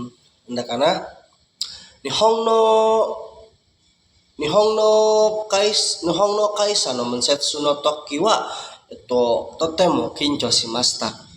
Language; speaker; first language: Japanese; non-native, learner; Indonesian